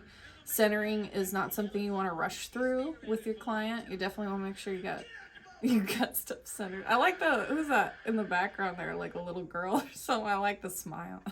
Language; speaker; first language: English; native; English